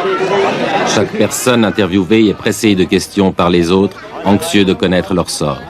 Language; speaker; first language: French; native; French